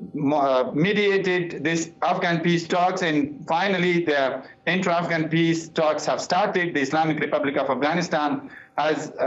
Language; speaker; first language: English; non-native, fluent; Persian